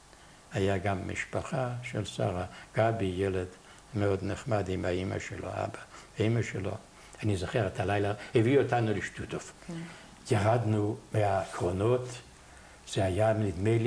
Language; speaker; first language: Hebrew; non-native, fluent; Yiddish